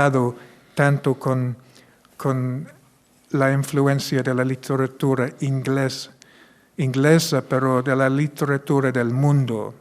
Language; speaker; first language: Spanish; non-native, fluent; English